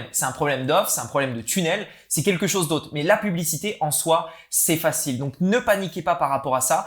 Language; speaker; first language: French; native; French